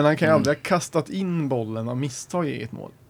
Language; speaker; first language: Swedish; native; Swedish